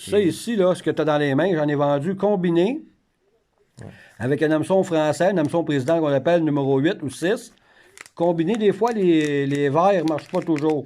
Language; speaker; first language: French; native; French